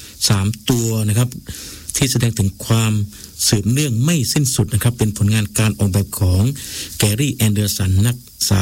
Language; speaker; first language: Thai; native; Thai